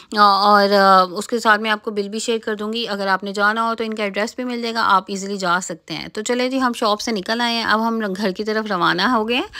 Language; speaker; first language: Urdu; native; Urdu